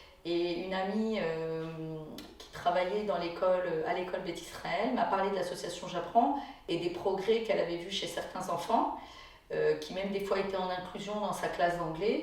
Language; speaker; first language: French; native; French